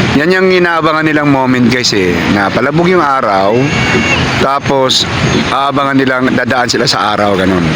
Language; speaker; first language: Filipino; non-native, local second language; Cebuano